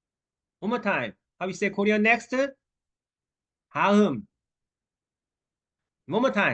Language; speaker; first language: English; non-native, learner; Korean